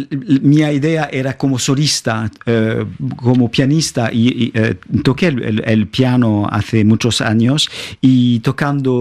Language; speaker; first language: Spanish; non-native, fluent; French